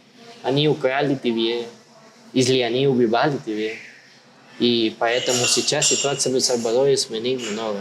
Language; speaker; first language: Russian; non-native, learner; Spanish